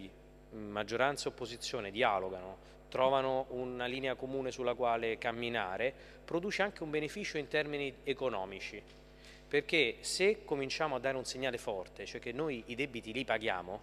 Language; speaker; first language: Italian; native; Italian